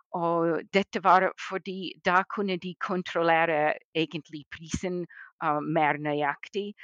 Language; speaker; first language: Norwegian; non-native, fluent; English